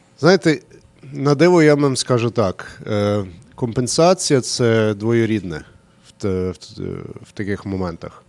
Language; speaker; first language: Ukrainian; early bilingual, heritage; Ukrainian